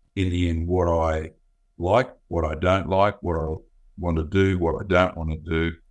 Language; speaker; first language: English; native; English